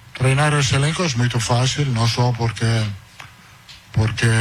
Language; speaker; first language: Portuguese; non-native, fluent; Italian